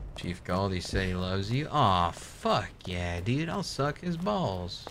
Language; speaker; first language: English; native; English